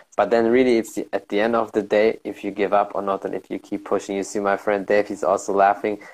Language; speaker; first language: English; early bilingual, heritage; German